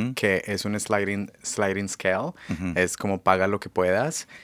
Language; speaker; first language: Spanish; native; Spanish